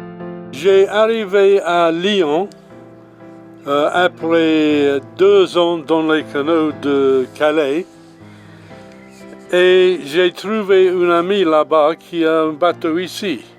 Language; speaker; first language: French; non-native, learner; English